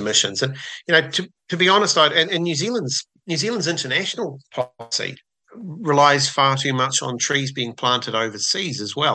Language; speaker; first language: English; native; English